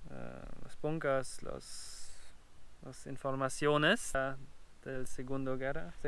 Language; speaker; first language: Spanish; non-native, learner; German